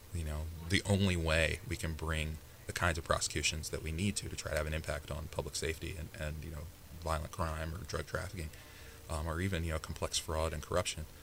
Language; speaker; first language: English; native; English